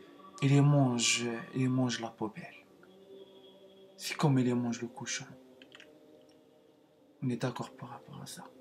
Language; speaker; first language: French; non-native, learner; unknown